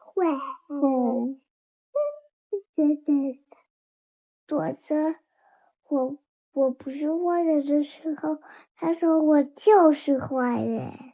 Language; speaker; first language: Chinese; early bilingual, heritage; Chinese